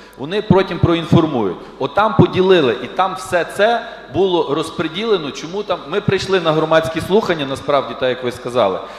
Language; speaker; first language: Ukrainian; native; Ukrainian